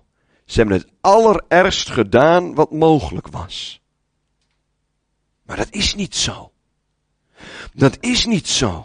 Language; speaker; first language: Dutch; native; Dutch